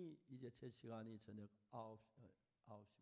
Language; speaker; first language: Korean; native; Korean